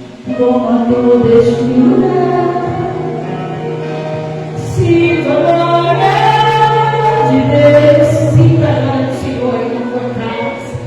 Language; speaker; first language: Portuguese; native; Portuguese